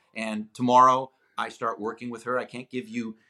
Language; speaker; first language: English; non-native, fluent; Greek